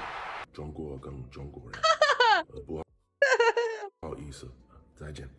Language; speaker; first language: Chinese; non-native, learner; English